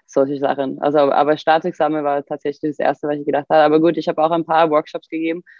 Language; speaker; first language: German; non-native, fluent; Swedish